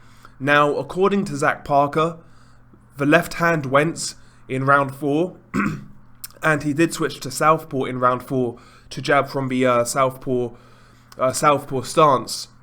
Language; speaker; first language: English; native; English